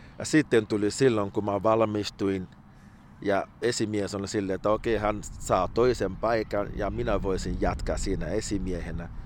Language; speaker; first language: Finnish; non-native, fluent; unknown